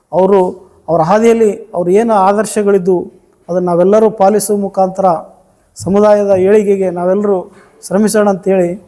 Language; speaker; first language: Kannada; native; Kannada